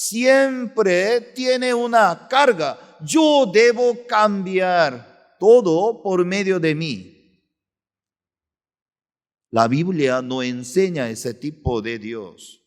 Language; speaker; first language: Spanish; non-native, fluent; Korean